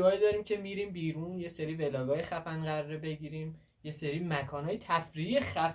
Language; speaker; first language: Persian; native; Persian